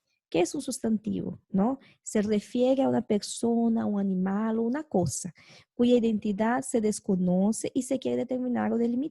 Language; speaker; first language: Spanish; non-native, fluent; Portuguese